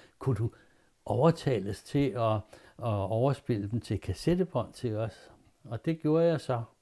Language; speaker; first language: Danish; native; Danish